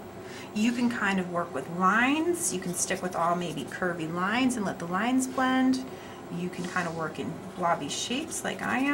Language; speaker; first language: English; native; English